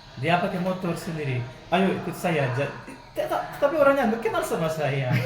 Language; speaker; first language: Indonesian; non-native, fluent; Malagasy